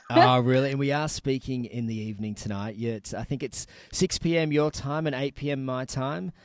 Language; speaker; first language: English; native; English